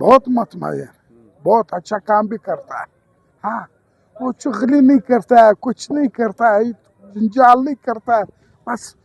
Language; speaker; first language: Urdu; non-native, local second language; Pashto